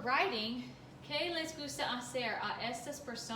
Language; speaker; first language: Spanish; non-native, fluent; English